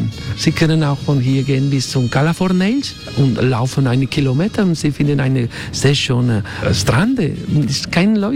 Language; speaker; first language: German; non-native, learner; Spanish